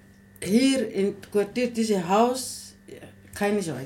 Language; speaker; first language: German; non-native, learner; Somali